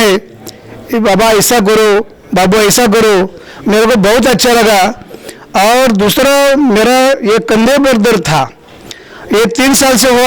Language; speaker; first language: Hindi; non-native, local second language; Marathi